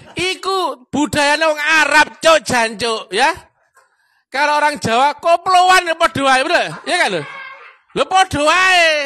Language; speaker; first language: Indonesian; non-native, local second language; Javanese